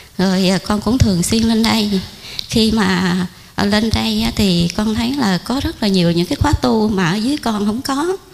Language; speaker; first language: Vietnamese; non-native, local second language; Khmer